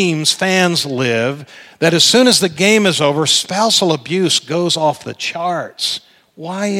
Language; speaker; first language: English; native; English